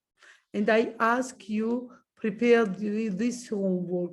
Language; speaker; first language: English; non-native, learner; Georgian